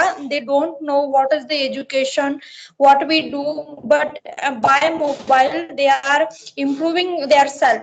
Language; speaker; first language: English; non-native, learner; Marathi